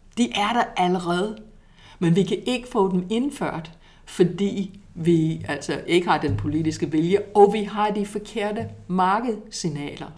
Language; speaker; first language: Danish; non-native, fluent; English